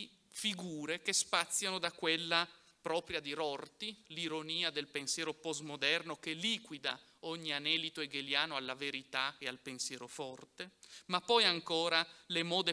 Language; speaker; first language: Italian; native; Italian